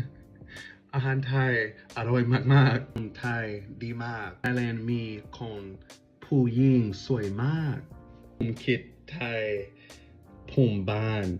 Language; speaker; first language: Thai; non-native, learner; English